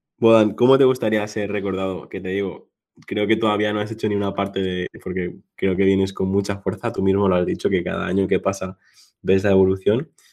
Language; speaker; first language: Spanish; non-native, local second language; Catalan